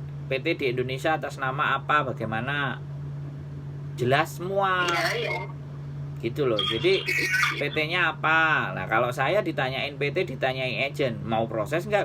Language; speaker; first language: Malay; non-native, local second language; Javanese